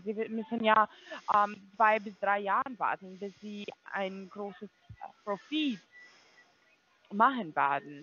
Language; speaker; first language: German; non-native, fluent; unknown